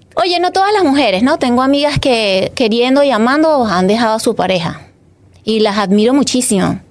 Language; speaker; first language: Spanish; native; Spanish